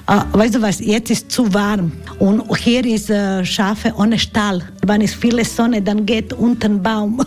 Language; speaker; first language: German; non-native, learner; Croatian